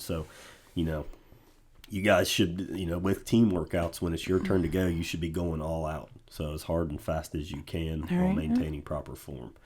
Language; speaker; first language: English; native; English